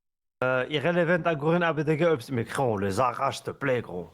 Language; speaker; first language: French; native; French